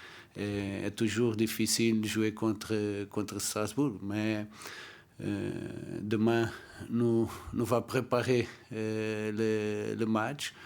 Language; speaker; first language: French; non-native, learner; Portuguese